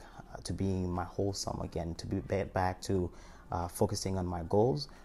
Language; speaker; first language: English; early bilingual, other home language; Haitian Creole